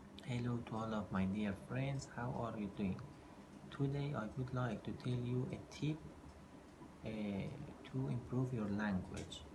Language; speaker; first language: English; non-native, fluent; Persian